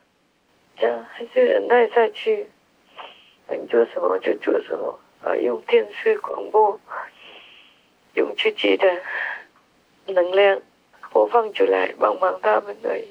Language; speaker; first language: Chinese; non-native, fluent; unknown